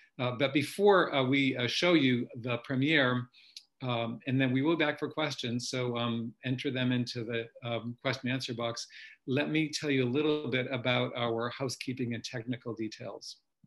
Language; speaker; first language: English; native; English